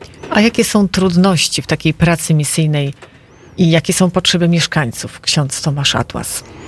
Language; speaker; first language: Polish; native; Polish